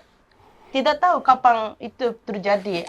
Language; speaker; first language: Indonesian; non-native, fluent; Japanese